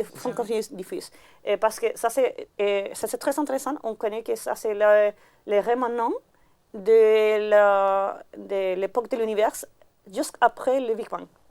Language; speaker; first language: French; non-native, learner; Spanish